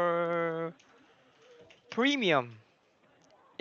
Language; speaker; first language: English; non-native, learner; Korean